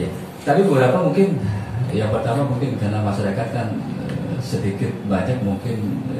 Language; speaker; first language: Indonesian; native; Indonesian